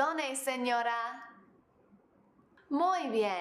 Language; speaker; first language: Spanish; non-native, fluent; English